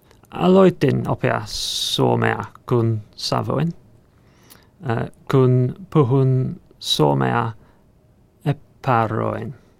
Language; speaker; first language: Finnish; non-native, learner; English